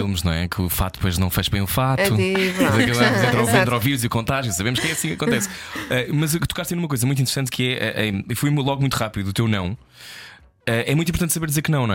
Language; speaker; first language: Portuguese; native; Portuguese